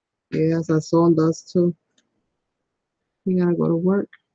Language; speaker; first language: English; early bilingual, other home language; Spanish